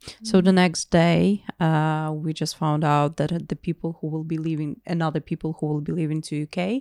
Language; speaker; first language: English; non-native, fluent; Ukrainian